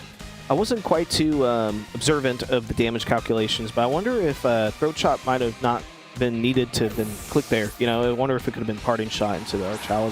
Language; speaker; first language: English; native; English